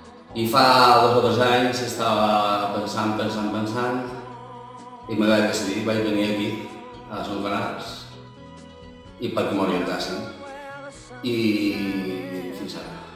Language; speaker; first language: Spanish; non-native, local second language; Catalan